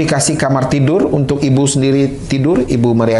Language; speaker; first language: Indonesian; native; Indonesian